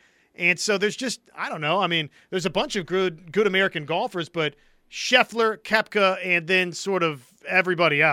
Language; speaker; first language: English; native; English